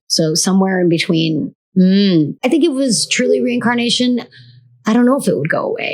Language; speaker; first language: English; native; English